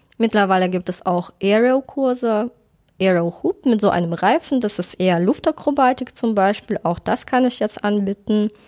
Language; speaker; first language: German; non-native, fluent; Russian